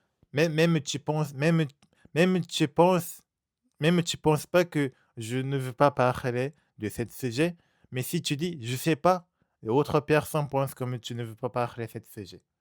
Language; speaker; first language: French; non-native, learner; Japanese